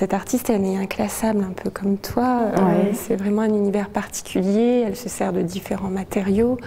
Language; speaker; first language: French; native; French